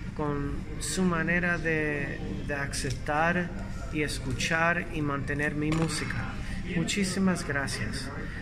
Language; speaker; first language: Spanish; early bilingual, heritage; English